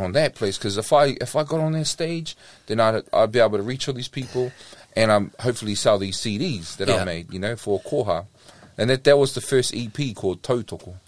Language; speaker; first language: English; native; English